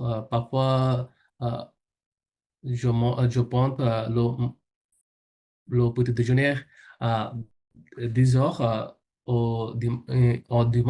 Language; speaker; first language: French; non-native, learner; Bangla